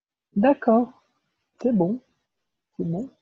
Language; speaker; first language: French; non-native, learner; Portuguese